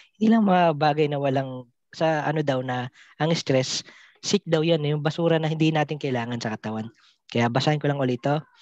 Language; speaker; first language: Filipino; non-native, local second language; Cebuano